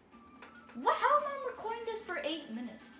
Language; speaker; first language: English; native; English